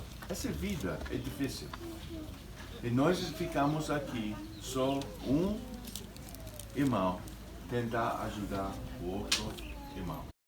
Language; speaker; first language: Portuguese; non-native, fluent; English